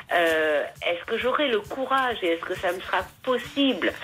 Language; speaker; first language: French; native; French